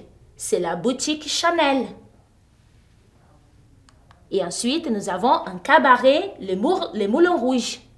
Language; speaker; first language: French; non-native, fluent; Portuguese